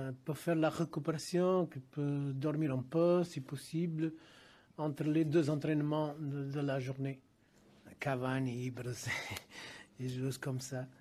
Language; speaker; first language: French; non-native, fluent; Portuguese